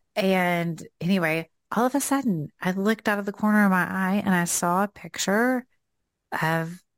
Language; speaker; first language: English; native; English